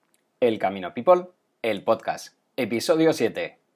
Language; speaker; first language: Spanish; native; Spanish